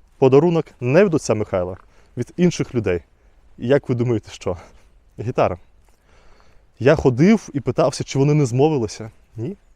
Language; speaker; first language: Ukrainian; non-native, fluent; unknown